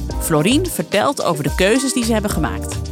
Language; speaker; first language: Dutch; native; Dutch